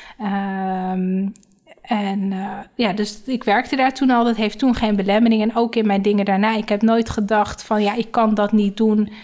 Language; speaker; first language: Dutch; native; Dutch